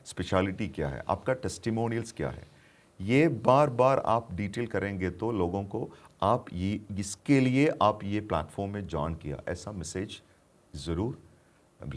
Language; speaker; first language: Hindi; non-native, local second language; Malayalam